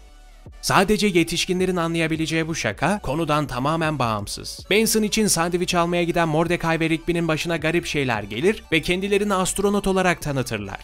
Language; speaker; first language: Turkish; native; Turkish